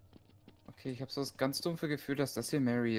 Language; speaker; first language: German; native; German